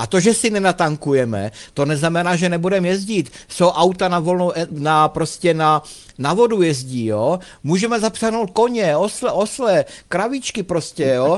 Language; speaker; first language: Czech; native; Czech